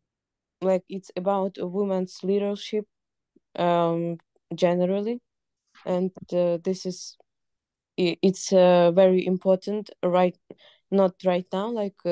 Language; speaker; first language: English; non-native, fluent; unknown